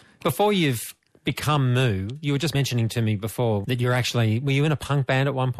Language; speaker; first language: English; native; English